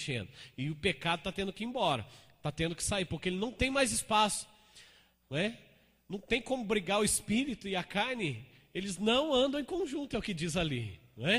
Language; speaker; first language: Portuguese; native; Portuguese